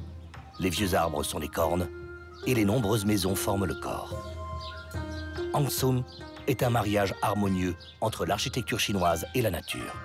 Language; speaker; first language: French; native; French